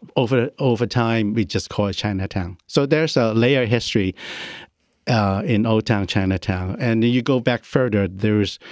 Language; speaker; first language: English; non-native, local second language; Cantonese